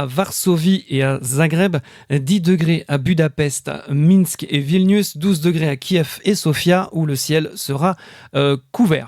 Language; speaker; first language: French; native; French